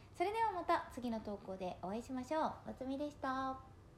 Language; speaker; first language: Japanese; native; Japanese